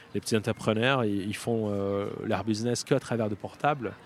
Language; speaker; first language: French; non-native, fluent; Portuguese